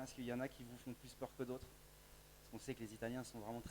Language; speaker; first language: French; native; French